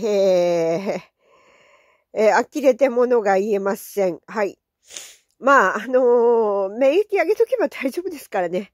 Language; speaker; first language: Japanese; native; Japanese